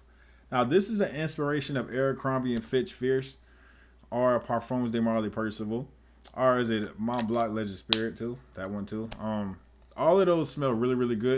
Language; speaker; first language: English; native; English